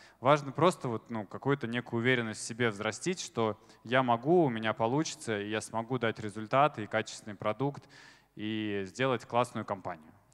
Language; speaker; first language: Russian; native; Russian